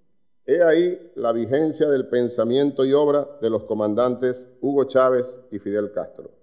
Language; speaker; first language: Spanish; native; Spanish